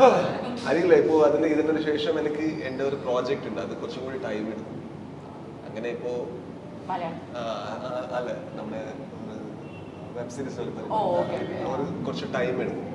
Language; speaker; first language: Malayalam; non-native, learner; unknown